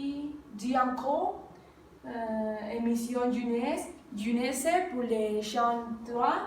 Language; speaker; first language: French; non-native, learner; Spanish